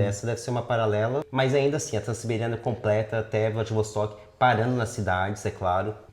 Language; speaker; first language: Portuguese; native; Portuguese